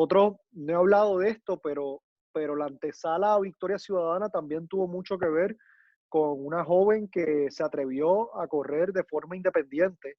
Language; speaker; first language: Spanish; native; Spanish